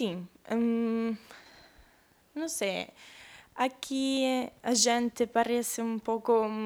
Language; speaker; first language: Portuguese; non-native, learner; Italian